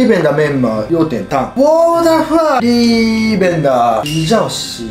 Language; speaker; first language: Chinese; non-native, learner; Japanese